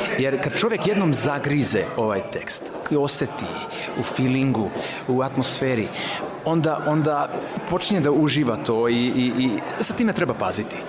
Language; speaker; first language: Serbian; non-native, local second language; Hungarian